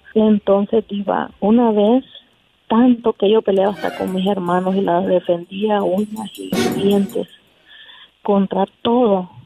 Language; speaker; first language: Spanish; native; Spanish